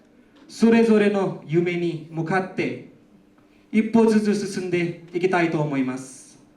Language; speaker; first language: Japanese; non-native, learner; Nepali